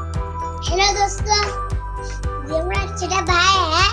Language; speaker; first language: Hindi; native; Hindi